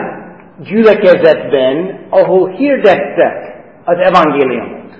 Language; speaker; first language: Hungarian; non-native, fluent; English